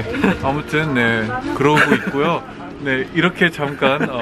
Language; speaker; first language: Korean; native; Korean